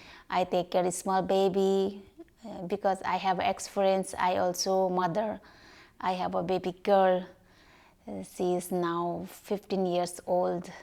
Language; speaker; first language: English; non-native, learner; Nepali